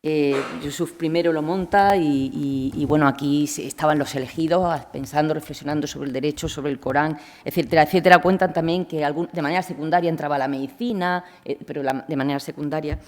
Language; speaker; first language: Spanish; native; Spanish